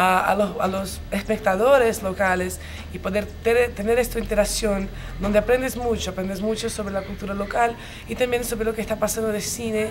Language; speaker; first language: Spanish; non-native, fluent; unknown